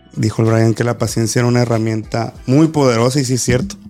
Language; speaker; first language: Spanish; native; Spanish